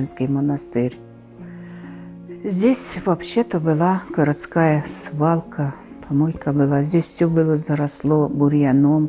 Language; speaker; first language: Russian; native; Russian